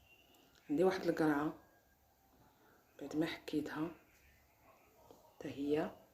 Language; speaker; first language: Arabic; native; Arabic